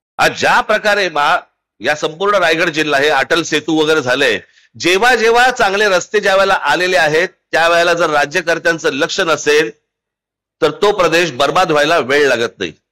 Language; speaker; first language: Marathi; native; Marathi